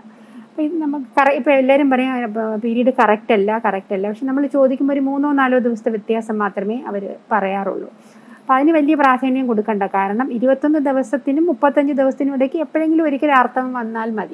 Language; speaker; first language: Malayalam; native; Malayalam